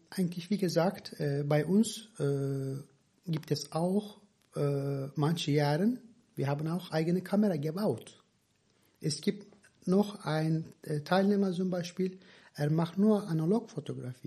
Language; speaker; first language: German; non-native, fluent; Turkish